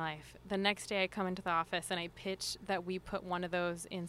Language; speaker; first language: English; early bilingual, other home language; Spanish